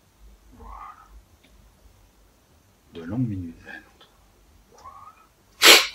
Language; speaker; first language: French; native; French